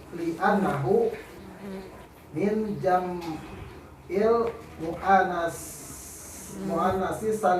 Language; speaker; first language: Arabic; non-native, learner; Indonesian